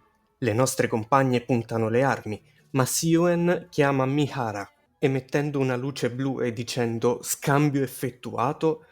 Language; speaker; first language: Italian; native; Italian